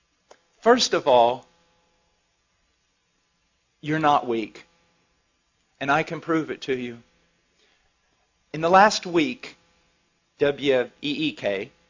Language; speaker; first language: English; native; English